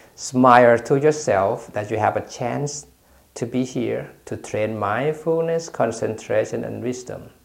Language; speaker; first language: English; non-native, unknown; Thai